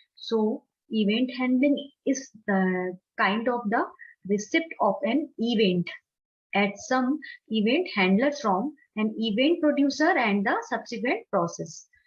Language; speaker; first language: English; non-native, local second language; Hindi